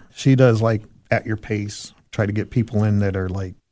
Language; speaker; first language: English; native; English